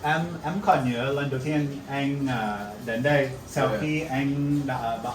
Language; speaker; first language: Vietnamese; non-native, learner; English